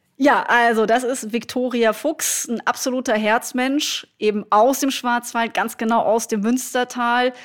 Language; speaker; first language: German; native; German